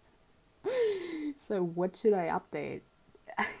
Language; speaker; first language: English; early bilingual, other home language; German